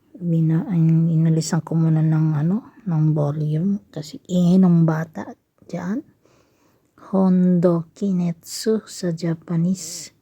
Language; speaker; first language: Filipino; native; Filipino